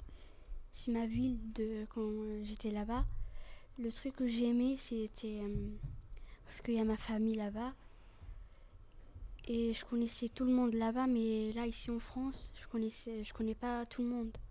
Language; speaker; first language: French; early bilingual, other home language; Arabic